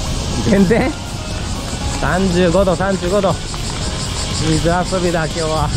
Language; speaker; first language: Japanese; native; Japanese